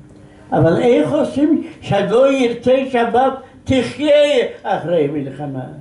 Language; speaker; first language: Hebrew; non-native, fluent; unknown